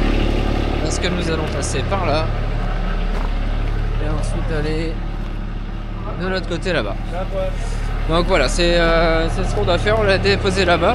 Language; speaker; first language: French; native; French